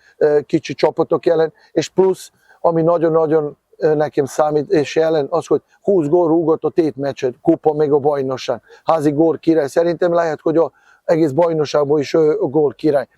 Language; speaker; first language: Hungarian; non-native, fluent; Serbian